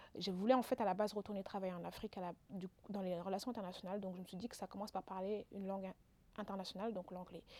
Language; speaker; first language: French; non-native, local second language; Wolof